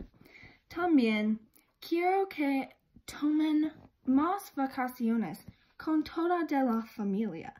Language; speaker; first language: Spanish; non-native, learner; English